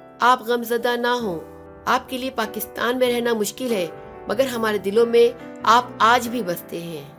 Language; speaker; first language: Urdu; native; Urdu